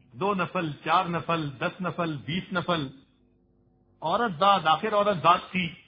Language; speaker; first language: Urdu; non-native, local second language; Punjabi